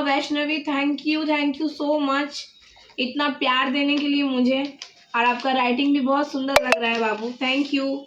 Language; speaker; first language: Hindi; non-native, local second language; Bangla